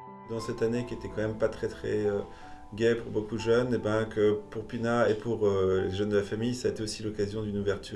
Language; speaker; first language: French; native; French